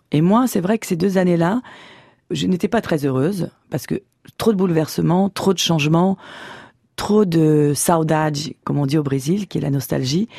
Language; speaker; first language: French; early bilingual, other home language; Portuguese